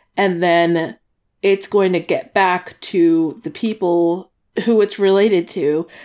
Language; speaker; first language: English; native; English